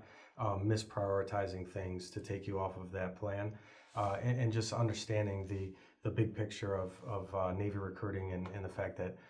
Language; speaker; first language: English; native; English